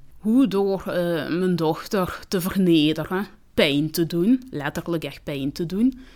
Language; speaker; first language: Dutch; early bilingual, other home language; Kinyarwanda